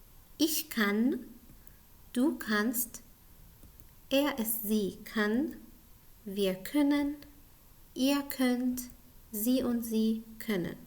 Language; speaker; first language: German; non-native, learner; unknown